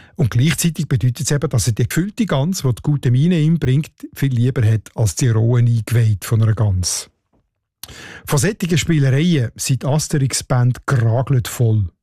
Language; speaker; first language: German; native; German